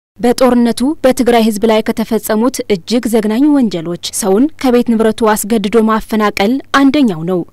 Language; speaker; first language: Amharic; non-native, local second language; Tigrinya